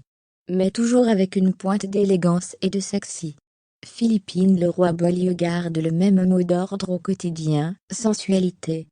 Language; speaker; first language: French; native; French